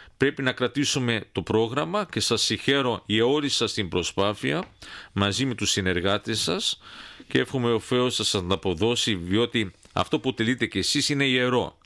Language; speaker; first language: Greek; early bilingual, heritage; Greek